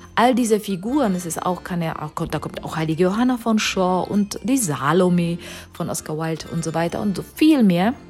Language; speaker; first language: German; non-native, fluent; Czech